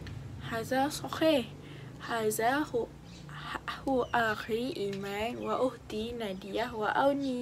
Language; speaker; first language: Arabic; non-native, learner; Malay